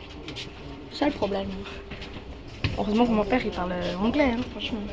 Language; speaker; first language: French; native; French